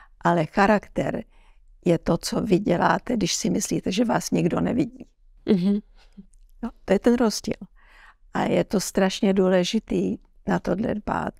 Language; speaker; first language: Czech; early bilingual, heritage; Czech